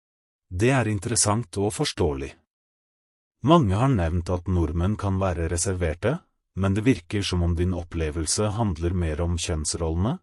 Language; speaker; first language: Norwegian; non-native, fluent; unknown